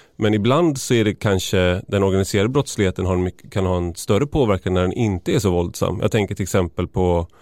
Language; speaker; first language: Swedish; native; Swedish